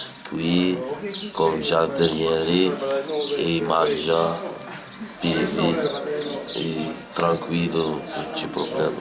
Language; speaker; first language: Italian; non-native, learner; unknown